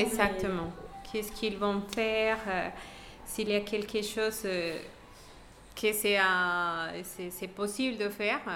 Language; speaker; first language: French; non-native, fluent; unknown